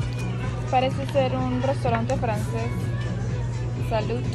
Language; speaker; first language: Spanish; early bilingual, heritage; Spanish